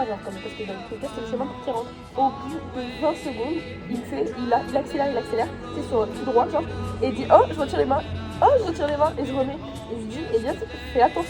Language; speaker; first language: French; native; French